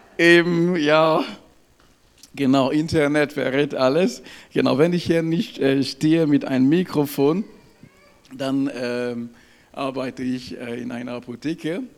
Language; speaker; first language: German; non-native, fluent; French